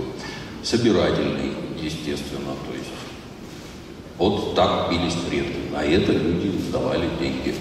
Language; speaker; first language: Russian; native; Russian